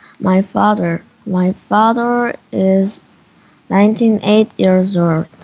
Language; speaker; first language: English; non-native, learner; Korean